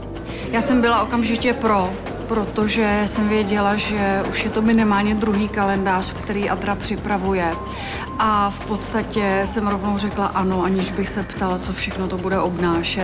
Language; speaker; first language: Czech; native; Czech